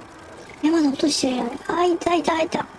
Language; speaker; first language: Japanese; native; Japanese